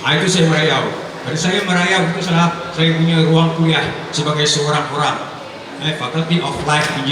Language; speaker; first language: Malay; native; Malay